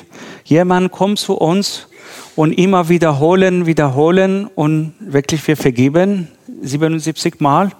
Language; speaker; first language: German; non-native, learner; Persian